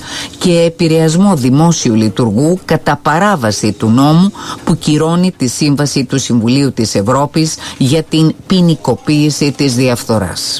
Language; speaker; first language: Greek; native; Greek